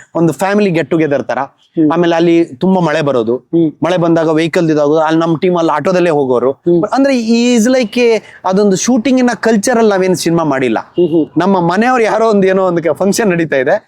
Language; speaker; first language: Kannada; non-native, local second language; Tulu